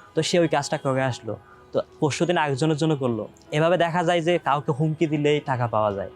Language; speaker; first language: Bangla; native; Bangla